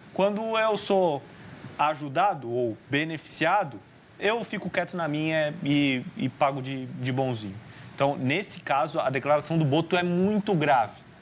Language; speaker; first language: Portuguese; native; Portuguese